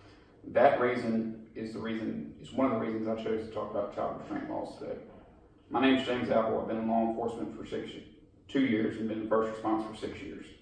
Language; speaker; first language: English; native; English